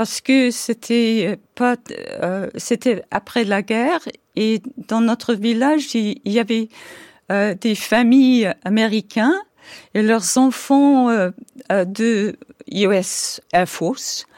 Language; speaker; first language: French; non-native, fluent; English